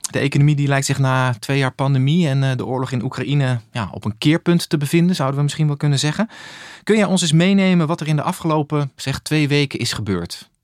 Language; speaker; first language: Dutch; native; Dutch